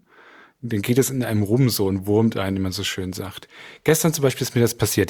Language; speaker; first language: German; native; German